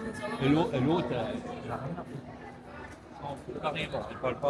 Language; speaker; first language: French; native; French